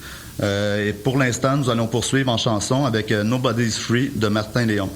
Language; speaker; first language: French; native; French